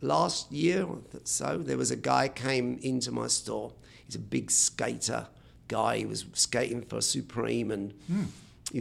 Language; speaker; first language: English; native; English